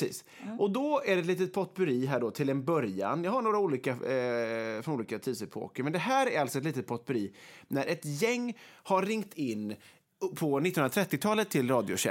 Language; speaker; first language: Swedish; native; Swedish